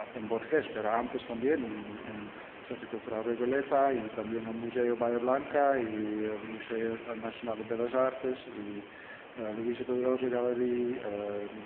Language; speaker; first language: Spanish; non-native, learner; Dutch